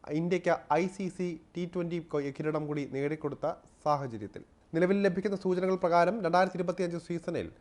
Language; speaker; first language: Malayalam; native; Malayalam